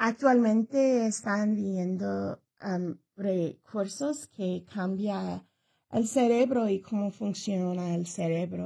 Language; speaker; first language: Spanish; early bilingual, heritage; Spanish